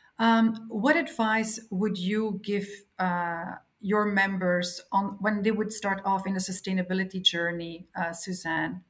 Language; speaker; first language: English; non-native, fluent; Dutch